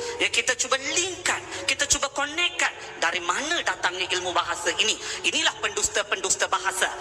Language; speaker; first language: Malay; non-native, local second language; Tamil